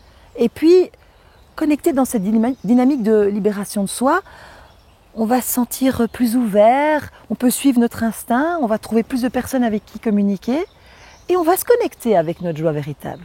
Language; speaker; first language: French; native; French